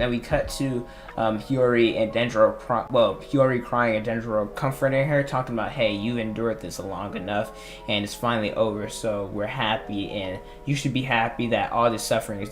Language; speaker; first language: English; native; English